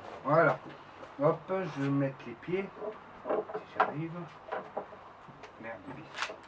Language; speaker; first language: French; native; French